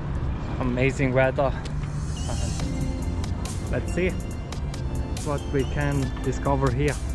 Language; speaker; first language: English; non-native, fluent; German